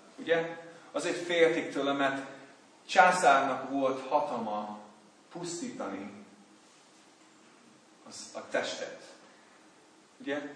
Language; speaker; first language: Hungarian; non-native, learner; English